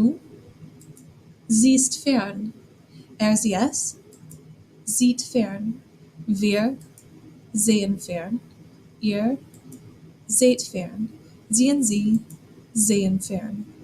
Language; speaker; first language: German; non-native, fluent; English